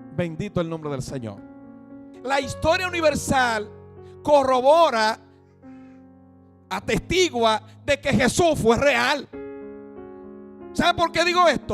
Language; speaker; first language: Spanish; native; Spanish